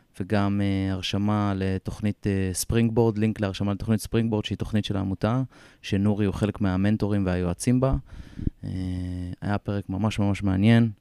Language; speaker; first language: Hebrew; native; Hebrew